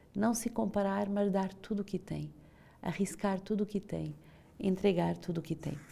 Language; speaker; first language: Portuguese; non-native, fluent; French